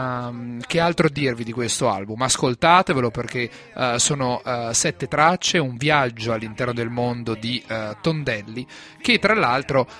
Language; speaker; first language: Italian; native; Italian